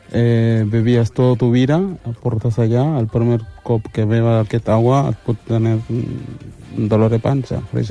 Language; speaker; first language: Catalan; early bilingual, other home language; Wolof